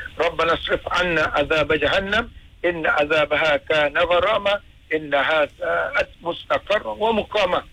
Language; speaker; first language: Malay; native; Malay